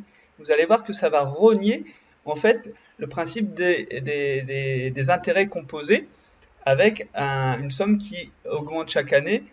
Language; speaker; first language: French; native; French